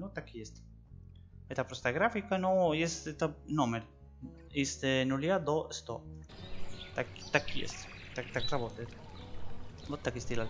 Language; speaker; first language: Russian; non-native, learner; Spanish